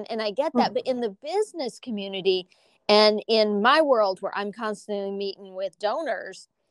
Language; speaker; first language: English; native; English